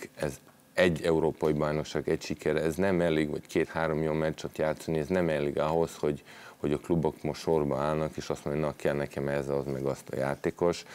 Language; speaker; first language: Hungarian; non-native, fluent; Serbian